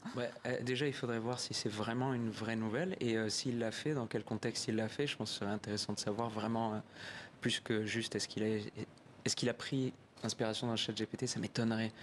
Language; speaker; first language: French; native; French